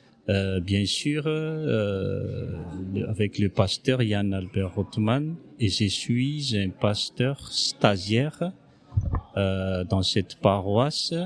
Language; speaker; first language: French; non-native, local second language; Malagasy